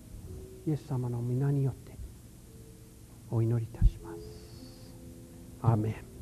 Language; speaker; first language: Japanese; non-native, fluent; English